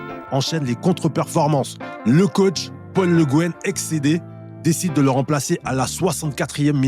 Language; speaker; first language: French; native; French